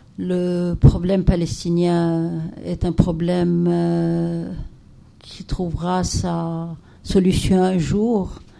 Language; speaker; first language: French; non-native, local second language; Arabic